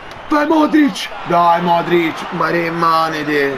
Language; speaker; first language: Italian; native; Italian